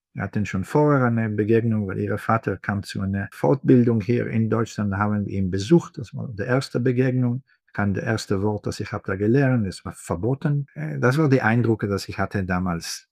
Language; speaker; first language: German; non-native, fluent; Hebrew